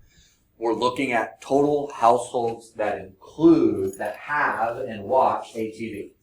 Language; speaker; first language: English; native; English